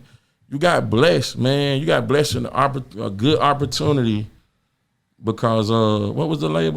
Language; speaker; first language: English; native; English